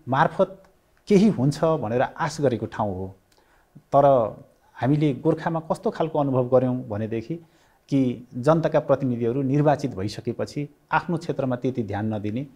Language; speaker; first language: Nepali; native; Nepali